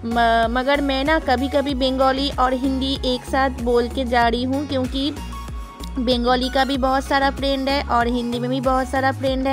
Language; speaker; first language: Hindi; non-native, local second language; Bangla